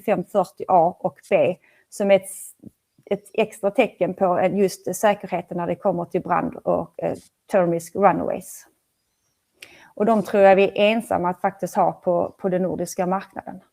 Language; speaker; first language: Swedish; native; Swedish